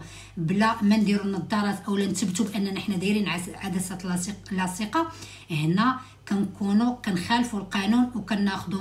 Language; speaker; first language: Arabic; native; Arabic